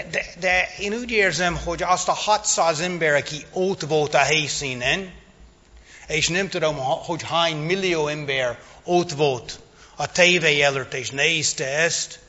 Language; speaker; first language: Hungarian; non-native, fluent; English